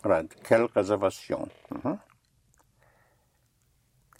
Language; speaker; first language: French; non-native, fluent; English